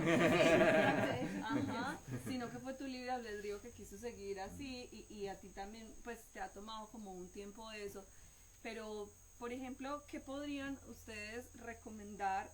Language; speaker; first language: Spanish; native; Spanish